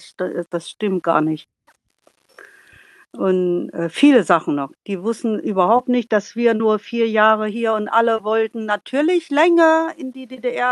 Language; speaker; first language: German; non-native, learner; Vietnamese